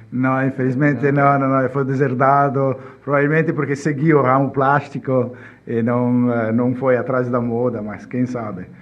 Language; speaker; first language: Portuguese; non-native, fluent; Italian